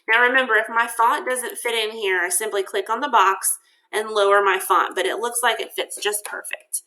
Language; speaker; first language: English; native; English